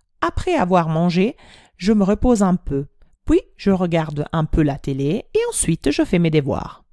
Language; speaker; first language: French; non-native, fluent; Italian